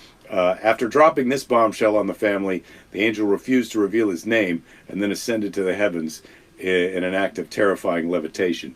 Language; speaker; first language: English; native; English